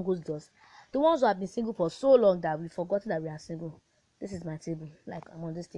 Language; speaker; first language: English; non-native, local second language; Yoruba